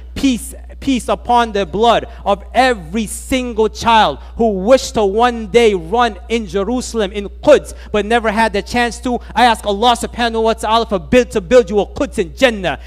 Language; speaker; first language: English; native; English